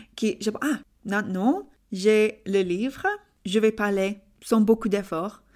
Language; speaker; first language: French; non-native, learner; English